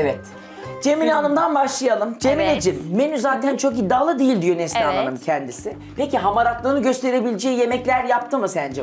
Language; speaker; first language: Turkish; native; Turkish